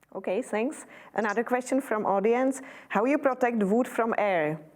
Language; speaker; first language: English; non-native, fluent; Czech